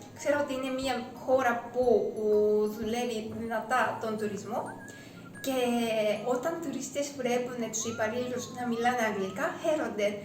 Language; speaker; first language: Greek; non-native, fluent; Japanese